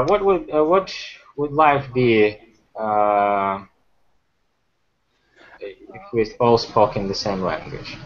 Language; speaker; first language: English; non-native, fluent; Ukrainian